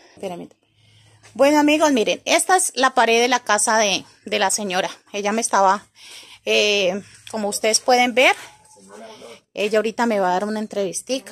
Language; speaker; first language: Spanish; native; Spanish